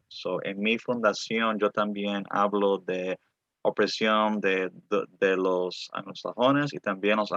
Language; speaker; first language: Spanish; early bilingual, other home language; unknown